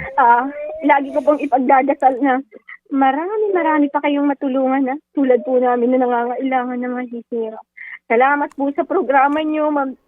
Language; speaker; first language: Filipino; non-native, local second language; Waray